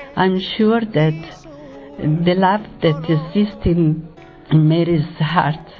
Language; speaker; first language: English; non-native, fluent; Italian